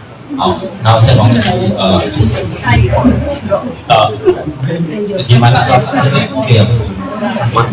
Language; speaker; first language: Chinese; non-native, learner; Indonesian